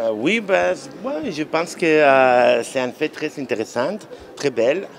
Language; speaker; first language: French; non-native, learner; Spanish